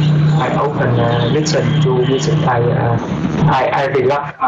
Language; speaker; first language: English; non-native, learner; Vietnamese